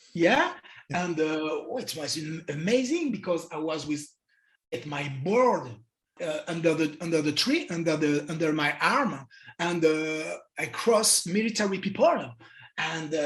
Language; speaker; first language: English; non-native, learner; French